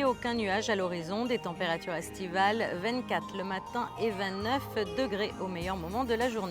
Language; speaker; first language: French; native; French